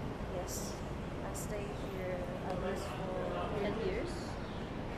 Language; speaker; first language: English; non-native, fluent; Chinese